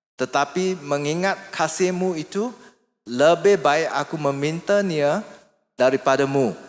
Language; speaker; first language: Malay; non-native, local second language; English